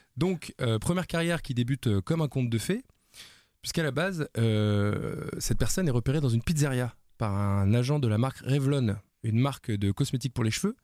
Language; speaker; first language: French; native; French